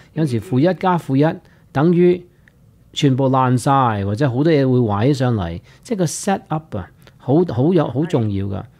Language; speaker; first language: Cantonese; native; Cantonese